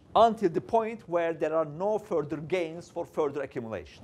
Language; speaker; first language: English; non-native, fluent; Turkish